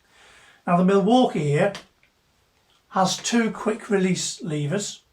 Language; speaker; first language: English; native; English